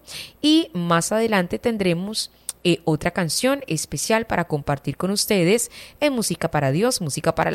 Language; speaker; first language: Spanish; native; Spanish